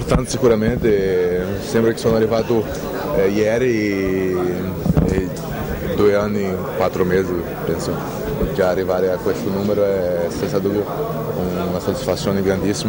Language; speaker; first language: Italian; non-native, fluent; Portuguese